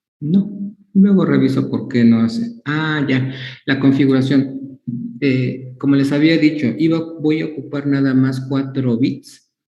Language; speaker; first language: Spanish; native; Spanish